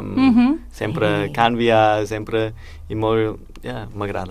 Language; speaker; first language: Catalan; non-native, learner; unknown